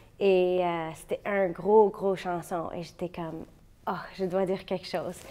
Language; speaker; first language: French; non-native, fluent; English